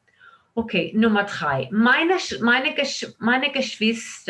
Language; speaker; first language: German; non-native, fluent; English